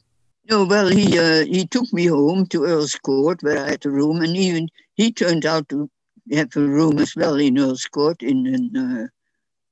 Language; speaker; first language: English; non-native, fluent; Dutch